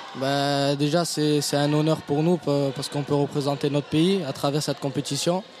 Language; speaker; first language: French; native; French